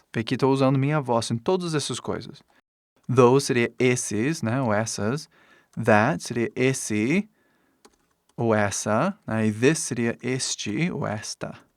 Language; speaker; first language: Portuguese; non-native, fluent; English